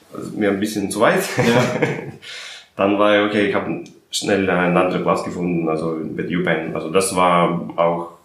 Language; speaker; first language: German; non-native, fluent; Russian